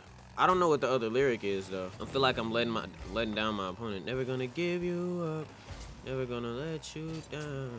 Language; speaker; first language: English; native; English